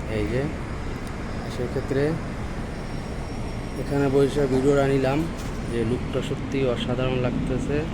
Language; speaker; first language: Bangla; native; Bangla